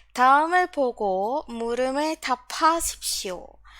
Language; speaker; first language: Korean; non-native, fluent; Indonesian